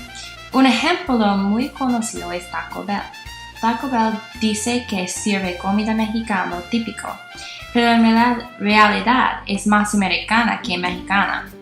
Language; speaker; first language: Spanish; non-native, learner; English